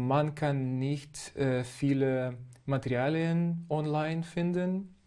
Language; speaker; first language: German; non-native, fluent; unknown